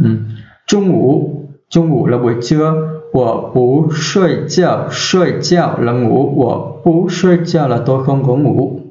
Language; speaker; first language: Chinese; non-native, fluent; Vietnamese